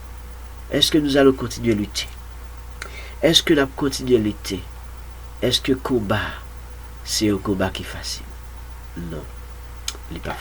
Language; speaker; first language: French; non-native, local second language; Haitian Creole